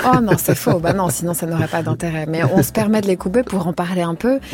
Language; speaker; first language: French; native; French